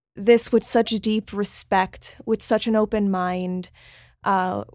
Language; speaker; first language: English; native; English